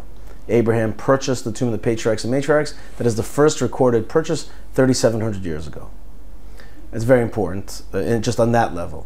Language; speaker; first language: English; early bilingual, other home language; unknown